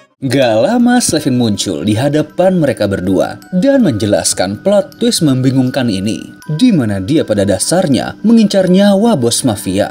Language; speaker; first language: Indonesian; native; Indonesian